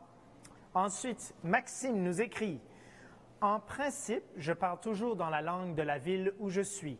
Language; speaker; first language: French; native; French